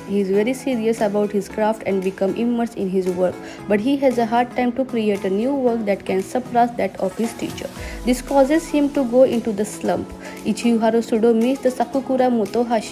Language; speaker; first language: English; non-native, fluent; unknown